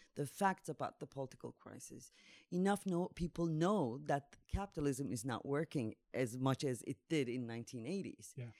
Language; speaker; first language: English; non-native, fluent; Turkish